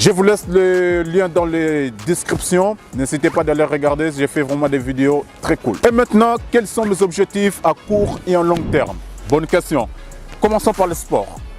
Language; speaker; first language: French; non-native, fluent; Portuguese